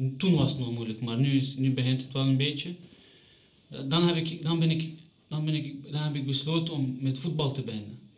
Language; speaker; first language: Dutch; non-native, fluent; Chechen